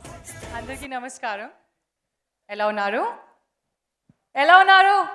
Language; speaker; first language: Telugu; non-native, fluent; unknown